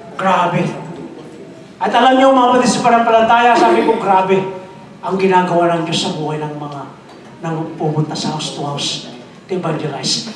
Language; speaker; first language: Filipino; non-native, local second language; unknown